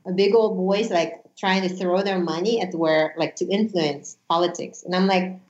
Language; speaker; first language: English; non-native, fluent; Russian